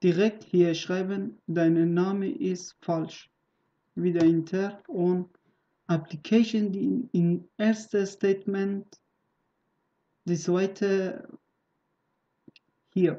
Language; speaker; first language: German; non-native, learner; Persian